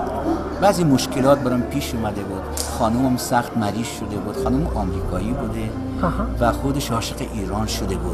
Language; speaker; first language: Persian; non-native, fluent; Russian